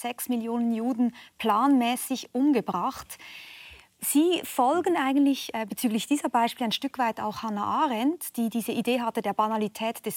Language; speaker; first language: German; native; German